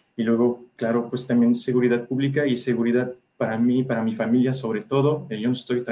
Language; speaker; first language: Spanish; non-native, fluent; French